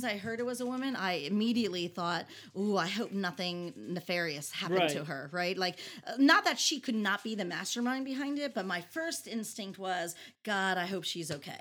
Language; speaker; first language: English; native; English